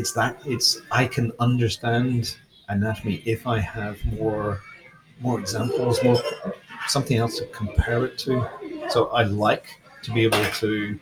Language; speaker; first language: English; native; English